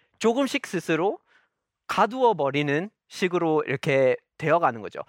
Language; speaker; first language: Korean; non-native, fluent; English